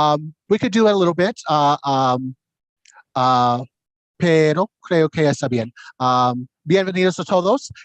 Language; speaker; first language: Spanish; non-native, learner; English